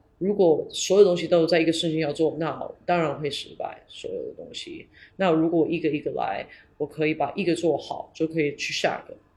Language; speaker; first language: Chinese; early bilingual, heritage; English